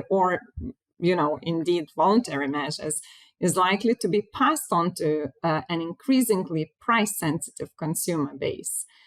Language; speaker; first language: English; non-native, fluent; Lithuanian